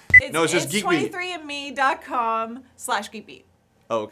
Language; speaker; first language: English; native; English